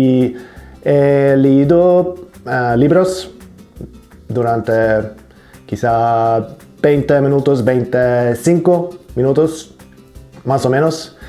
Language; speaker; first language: Spanish; non-native, learner; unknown